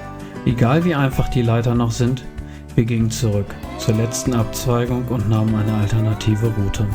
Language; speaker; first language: German; native; German